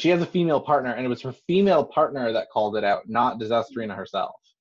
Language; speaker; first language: English; non-native, fluent; French